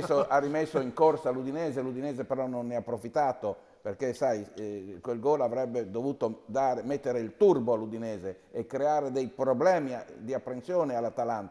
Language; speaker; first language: Italian; native; Italian